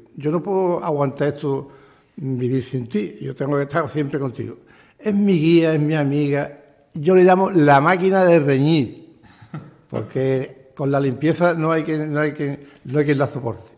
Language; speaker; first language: Spanish; native; Spanish